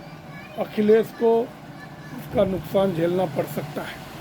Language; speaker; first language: Hindi; native; Hindi